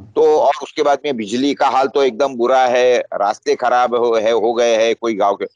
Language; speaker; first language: Hindi; non-native, local second language; Marathi